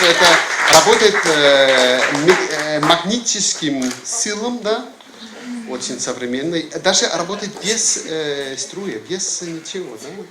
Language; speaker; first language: Russian; non-native, fluent; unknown